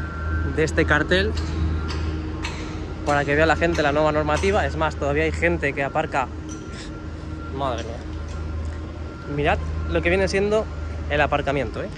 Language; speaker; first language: Spanish; native; Spanish